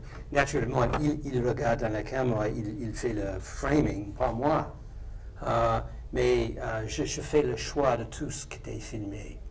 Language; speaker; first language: French; non-native, fluent; English